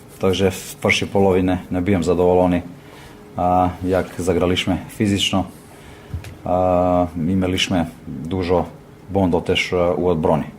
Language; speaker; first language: Polish; non-native, learner; Slovenian